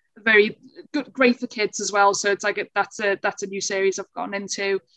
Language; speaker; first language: English; native; English